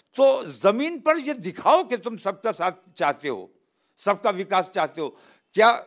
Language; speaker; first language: Hindi; native; Hindi